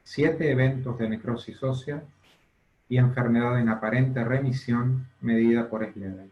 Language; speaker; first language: Spanish; native; Spanish